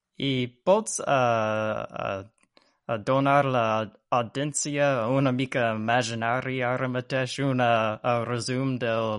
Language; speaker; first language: Catalan; non-native, learner; English